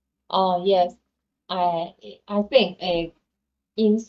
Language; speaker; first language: English; non-native, learner; Chinese